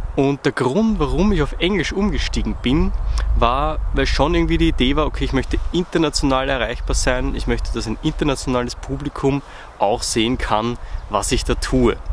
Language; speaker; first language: German; native; German